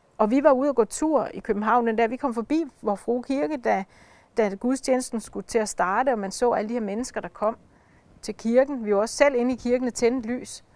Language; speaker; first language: Danish; native; Danish